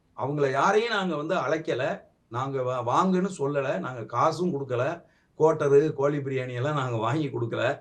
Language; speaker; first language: Tamil; native; Tamil